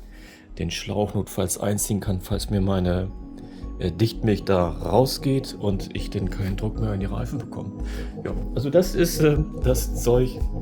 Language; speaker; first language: German; native; German